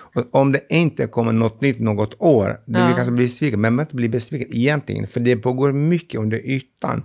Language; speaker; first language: Swedish; non-native, fluent; Arabic